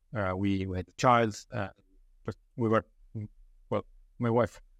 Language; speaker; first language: English; non-native, learner; Italian